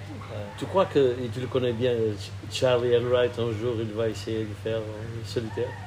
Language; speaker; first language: French; non-native, fluent; Portuguese